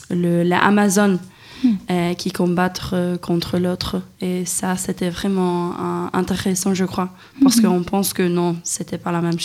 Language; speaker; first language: French; non-native, fluent; Swedish